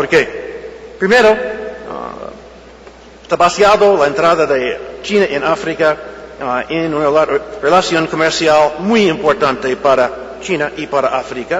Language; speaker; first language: Spanish; non-native, fluent; English